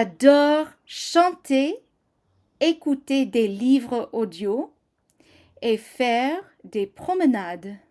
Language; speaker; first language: French; non-native, fluent; English